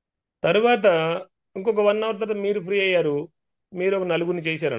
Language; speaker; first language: Telugu; native; Telugu